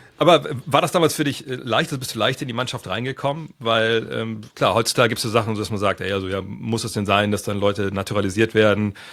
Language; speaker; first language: German; native; German